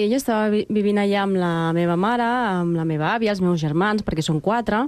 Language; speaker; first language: Catalan; non-native, fluent; Spanish